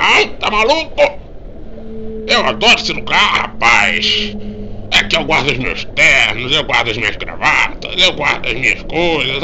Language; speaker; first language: Portuguese; native; Portuguese